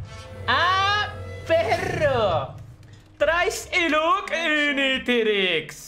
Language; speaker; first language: Spanish; native; Spanish